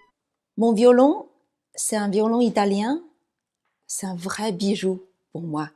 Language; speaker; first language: French; non-native, fluent; Chinese